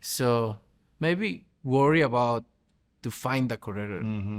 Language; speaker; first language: English; non-native, fluent; Spanish